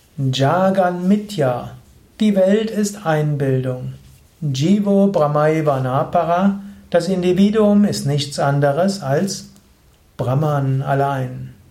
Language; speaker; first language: German; native; German